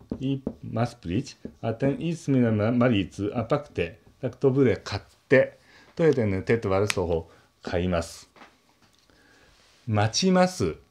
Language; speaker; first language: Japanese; non-native, learner; Czech